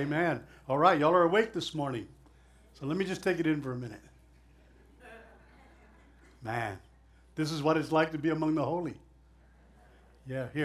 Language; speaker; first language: English; native; English